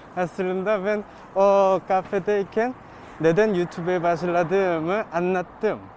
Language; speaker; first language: Turkish; non-native, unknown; Korean